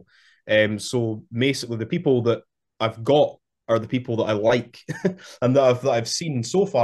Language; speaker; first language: English; native; English